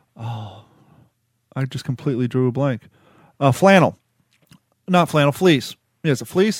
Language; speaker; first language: English; native; English